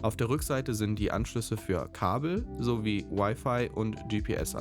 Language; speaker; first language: German; native; German